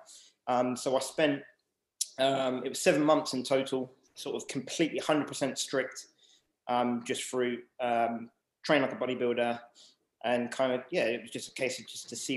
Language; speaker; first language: English; native; English